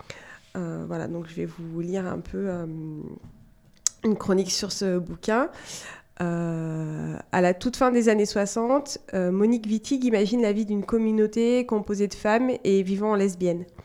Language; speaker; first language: French; native; French